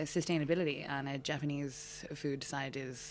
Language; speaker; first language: English; native; English